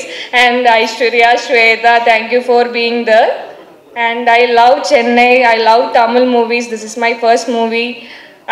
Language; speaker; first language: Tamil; non-native, learner; Malayalam